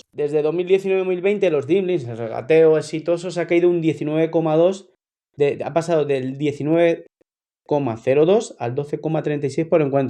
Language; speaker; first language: Spanish; native; Spanish